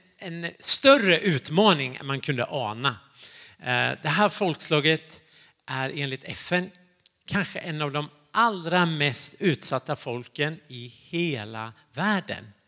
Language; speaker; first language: Swedish; native; Swedish